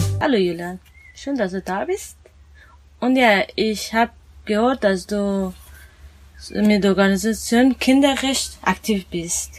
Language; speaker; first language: German; non-native, learner; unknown